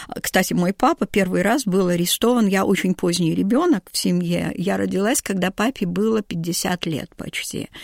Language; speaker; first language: Russian; native; Russian